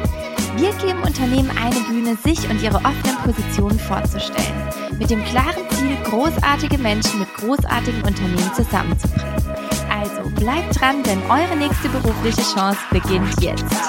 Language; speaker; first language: German; native; German